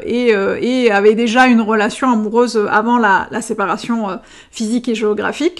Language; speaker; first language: French; native; French